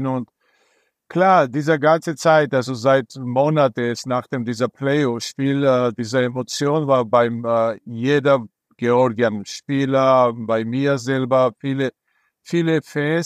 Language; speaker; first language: German; non-native, fluent; Georgian